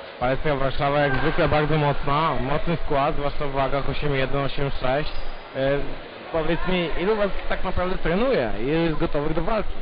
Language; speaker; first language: Polish; native; Polish